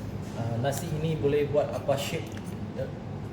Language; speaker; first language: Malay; non-native, local second language; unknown